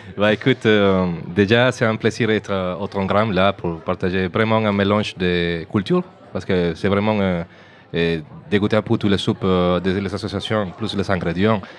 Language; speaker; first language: French; non-native, learner; Spanish